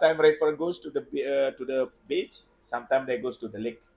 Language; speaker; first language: English; non-native, learner; Indonesian